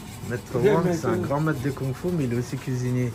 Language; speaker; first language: French; native; French